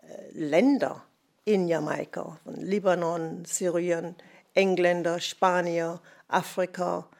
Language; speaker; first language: German; non-native, fluent; English